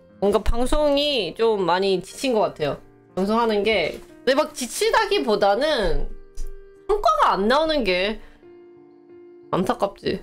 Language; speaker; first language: Korean; early bilingual, heritage; Korean